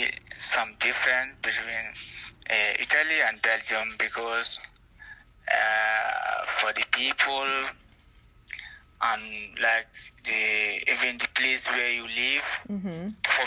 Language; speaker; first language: English; non-native, local second language; Fula